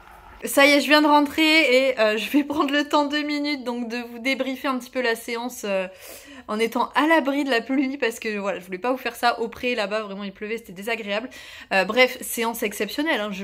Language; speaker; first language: French; native; French